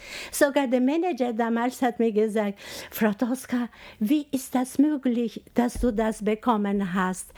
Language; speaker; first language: German; non-native, fluent; Albanian